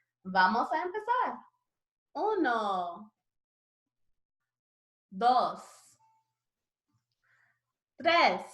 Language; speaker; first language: Spanish; non-native, learner; English